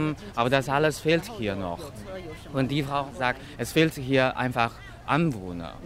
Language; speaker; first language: German; non-native, fluent; Chinese